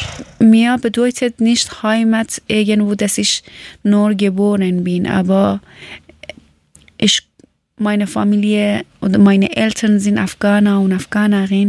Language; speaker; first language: German; non-native, learner; Persian